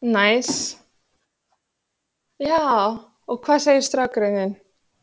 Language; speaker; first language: Icelandic; non-native, fluent; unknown